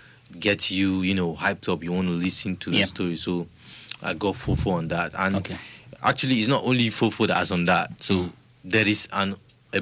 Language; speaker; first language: English; non-native, local second language; Igbo